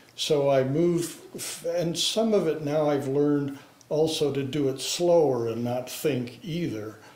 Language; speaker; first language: English; native; English